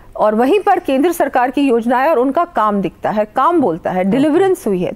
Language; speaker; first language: Hindi; native; Hindi